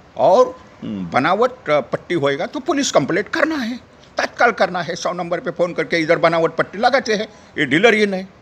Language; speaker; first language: Hindi; non-native, local second language; Marathi